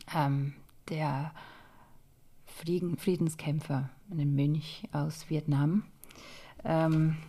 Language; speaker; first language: German; non-native, fluent; English